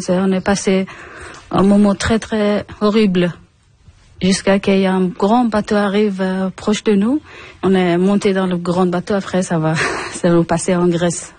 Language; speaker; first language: French; non-native, learner; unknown